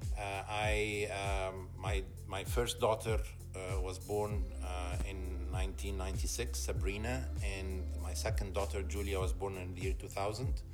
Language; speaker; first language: English; non-native, fluent; Arabic